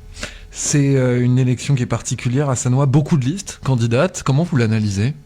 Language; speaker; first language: French; native; French